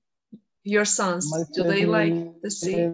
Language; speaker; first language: English; non-native, fluent; Georgian